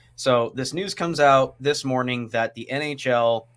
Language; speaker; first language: English; native; English